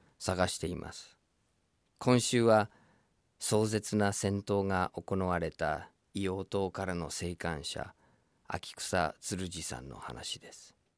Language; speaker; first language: Japanese; non-native, fluent; English